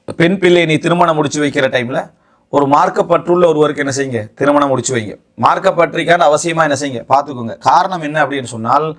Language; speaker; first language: Tamil; native; Tamil